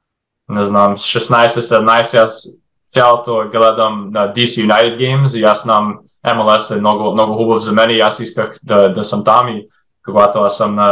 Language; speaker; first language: Bulgarian; early bilingual, heritage; English